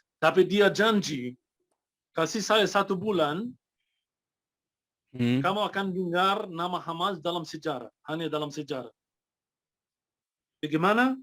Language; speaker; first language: Indonesian; non-native, fluent; Arabic